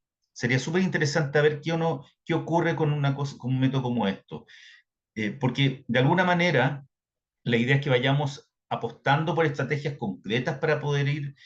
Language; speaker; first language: Spanish; native; Spanish